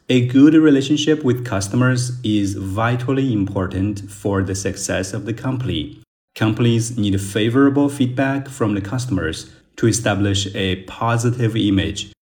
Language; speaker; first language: English; non-native, fluent; Chinese